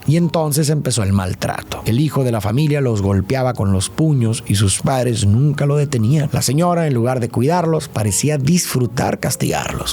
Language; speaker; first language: Spanish; native; Spanish